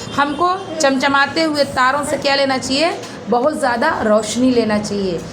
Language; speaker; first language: Hindi; native; Hindi